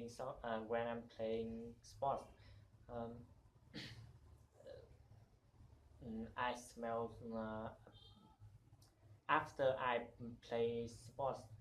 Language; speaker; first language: English; non-native, learner; Vietnamese